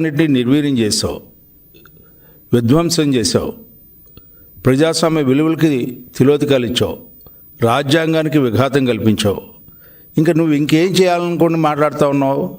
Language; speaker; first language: Telugu; native; Telugu